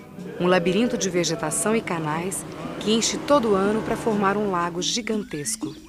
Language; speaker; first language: Portuguese; native; Portuguese